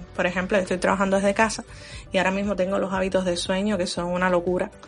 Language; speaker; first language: Spanish; native; Spanish